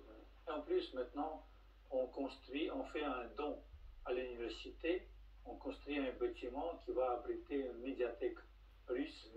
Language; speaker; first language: French; non-native, fluent; Russian